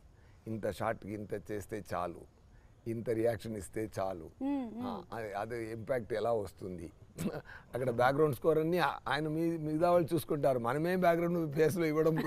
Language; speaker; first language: Telugu; non-native, learner; Tamil